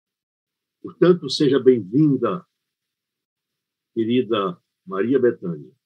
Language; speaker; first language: Portuguese; native; Portuguese